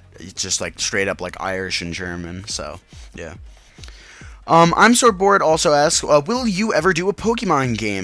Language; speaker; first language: English; native; English